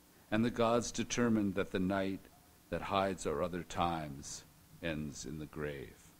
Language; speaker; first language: English; native; English